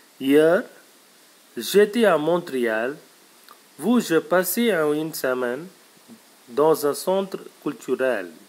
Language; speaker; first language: French; non-native, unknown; Tamil